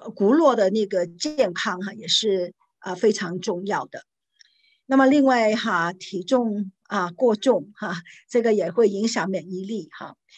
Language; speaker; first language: Chinese; non-native, local second language; Cantonese